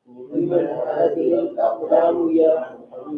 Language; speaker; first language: Arabic; non-native, learner; English